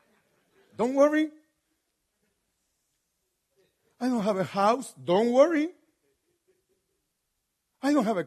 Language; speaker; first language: English; non-native, fluent; Spanish